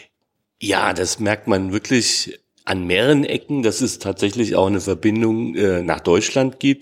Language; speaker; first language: German; native; German